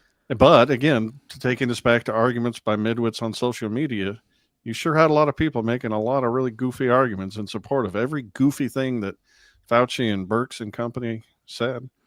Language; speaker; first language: English; native; English